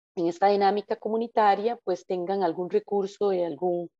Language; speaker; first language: Spanish; native; Spanish